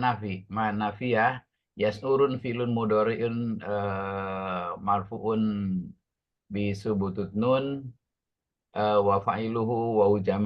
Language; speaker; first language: Arabic; non-native, learner; Indonesian